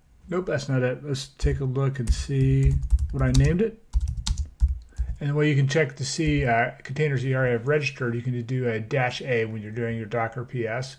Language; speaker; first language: English; native; English